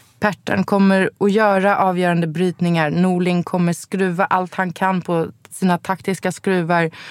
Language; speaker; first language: Swedish; native; Swedish